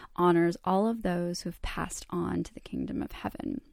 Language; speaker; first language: English; early bilingual, other home language; Croatian